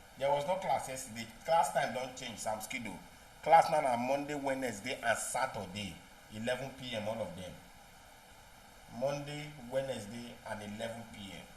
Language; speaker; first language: Nigerian Pidgin; non-native, local second language; Yoruba